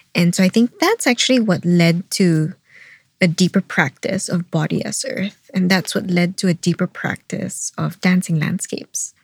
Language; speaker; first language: English; non-native, local second language; Filipino